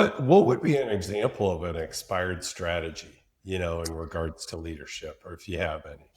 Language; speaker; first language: English; native; English